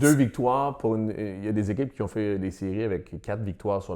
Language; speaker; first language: French; native; French